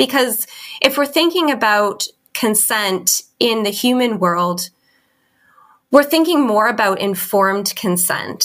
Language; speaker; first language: English; native; English